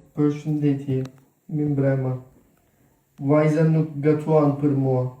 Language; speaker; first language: Albanian; non-native, learner; Turkish